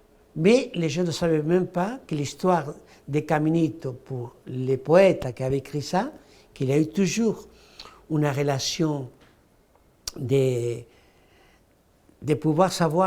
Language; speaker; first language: French; non-native, fluent; Spanish